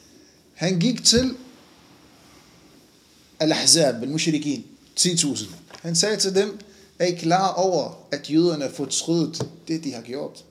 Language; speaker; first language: Danish; non-native, fluent; Arabic